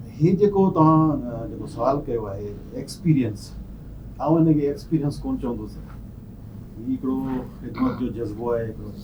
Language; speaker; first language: Sindhi; native; Sindhi